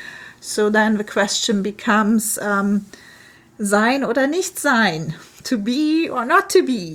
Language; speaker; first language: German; non-native, fluent; English